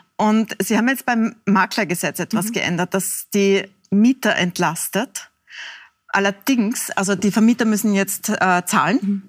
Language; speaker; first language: German; native; German